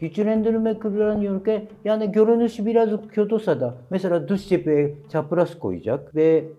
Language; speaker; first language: Turkish; non-native, fluent; Japanese